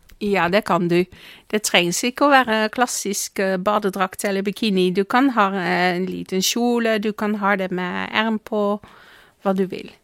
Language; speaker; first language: Norwegian; non-native, fluent; Dutch